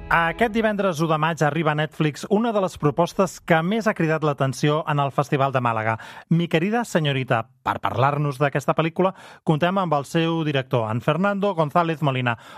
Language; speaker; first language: Catalan; native; Catalan